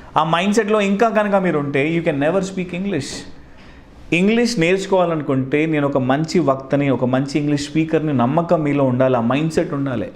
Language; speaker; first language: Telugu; non-native, local second language; Hindi